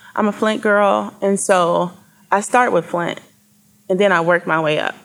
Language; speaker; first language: English; native; English